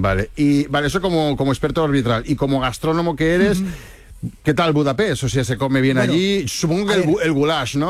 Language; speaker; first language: Spanish; native; Spanish